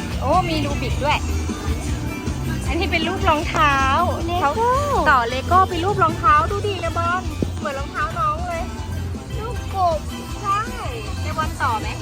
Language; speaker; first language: Thai; native; Thai